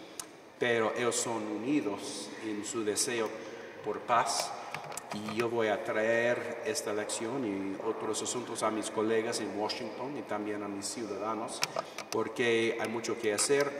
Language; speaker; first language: Spanish; non-native, fluent; English